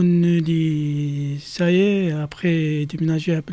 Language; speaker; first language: French; non-native, learner; Arabic